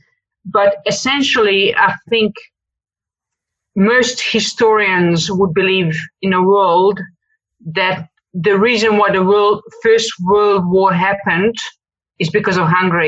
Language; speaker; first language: English; early bilingual, other home language; Hungarian